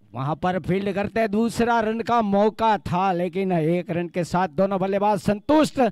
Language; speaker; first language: Hindi; non-native, local second language; Gujarati